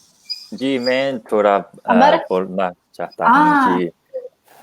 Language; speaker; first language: Hindi; non-native, learner; Chinese